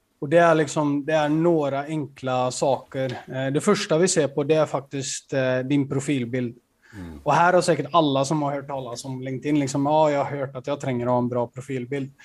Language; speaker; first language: Swedish; native; Swedish